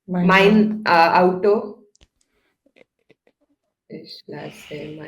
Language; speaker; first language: German; non-native, learner; Hindi